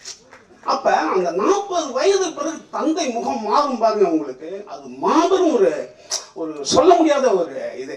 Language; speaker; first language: Tamil; native; Tamil